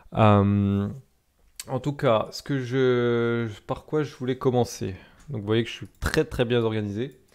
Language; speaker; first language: French; native; French